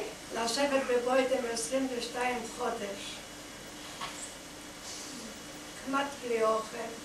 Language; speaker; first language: Hebrew; non-native, fluent; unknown